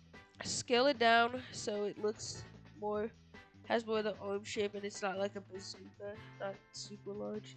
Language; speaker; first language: English; native; English